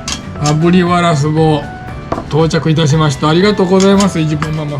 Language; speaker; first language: Japanese; native; Japanese